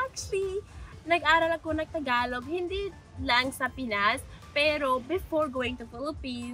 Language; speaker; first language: Filipino; non-native, learner; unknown